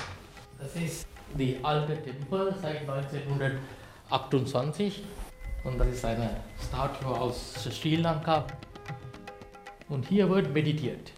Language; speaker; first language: German; non-native, fluent; Sinhala